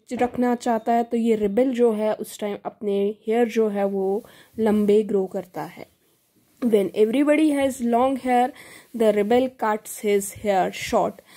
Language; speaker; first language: Hindi; native; Hindi